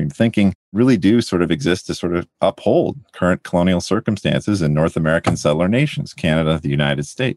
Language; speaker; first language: English; native; English